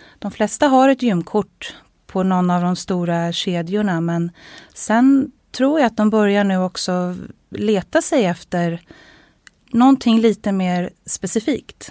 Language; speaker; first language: Swedish; native; Swedish